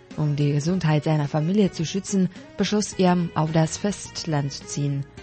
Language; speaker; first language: German; non-native, fluent; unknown